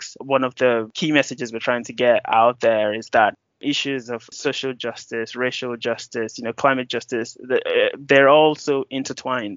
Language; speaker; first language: English; non-native, local second language; Yoruba